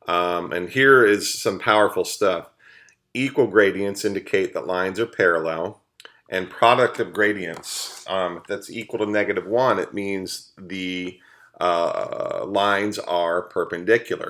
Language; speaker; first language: English; native; English